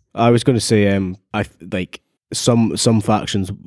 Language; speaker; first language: English; native; English